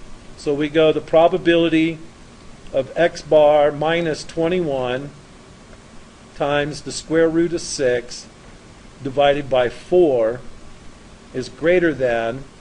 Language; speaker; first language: English; native; English